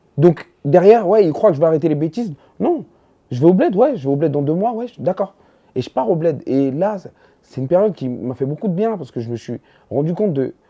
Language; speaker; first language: French; early bilingual, other home language; Dyula